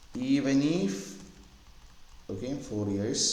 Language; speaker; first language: English; non-native, local second language; Malayalam